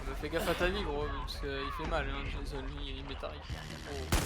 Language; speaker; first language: French; native; French